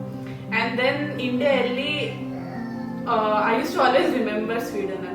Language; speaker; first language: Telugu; non-native, local second language; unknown